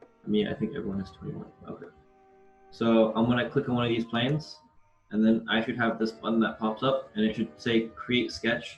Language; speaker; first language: English; native; English